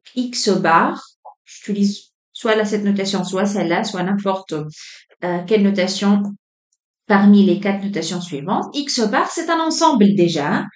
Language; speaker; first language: French; non-native, local second language; Arabic